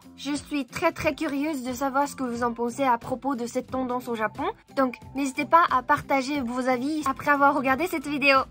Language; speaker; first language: French; non-native, fluent; Japanese